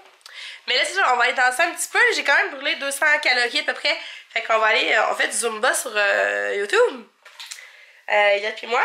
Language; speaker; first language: French; native; French